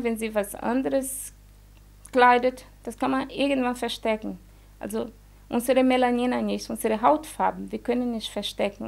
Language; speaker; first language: German; non-native, fluent; Portuguese